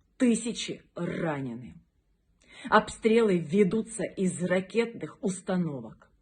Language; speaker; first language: Russian; native; Russian